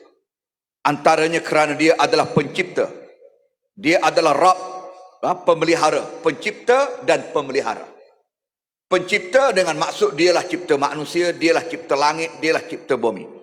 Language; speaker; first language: Malay; native; Malay